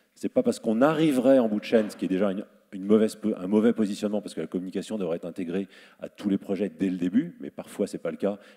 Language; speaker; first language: French; native; French